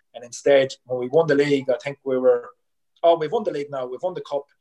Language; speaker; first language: English; native; English